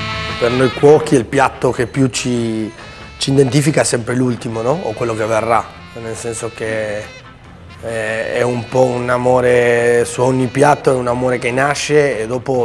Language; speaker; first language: Italian; non-native, fluent; Spanish